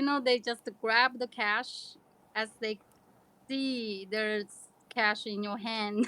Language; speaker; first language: English; non-native, learner; Chinese